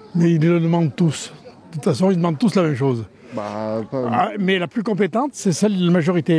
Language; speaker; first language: French; native; French